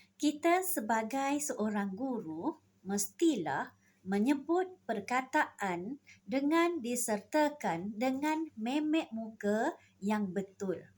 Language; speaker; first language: Malay; native; Malay